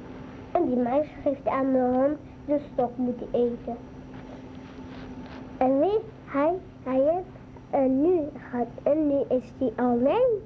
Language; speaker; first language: Dutch; early bilingual, other home language; Arabic